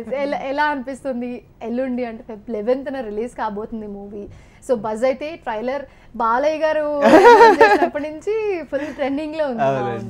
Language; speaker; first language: Telugu; native; Telugu